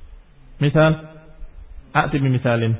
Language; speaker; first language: Arabic; non-native, fluent; Indonesian